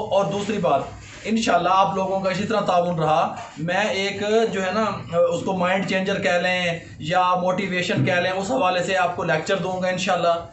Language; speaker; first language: Urdu; non-native, local second language; Punjabi